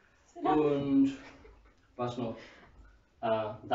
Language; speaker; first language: German; non-native, learner; Turkish